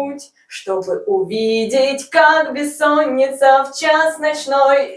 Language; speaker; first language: Russian; native; Russian